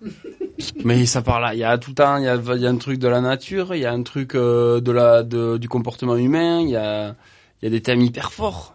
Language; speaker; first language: French; native; French